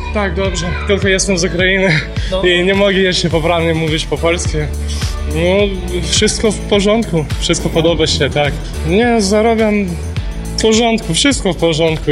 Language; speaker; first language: Polish; non-native, learner; Ukrainian